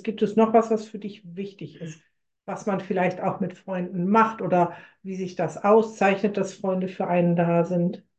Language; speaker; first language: German; native; German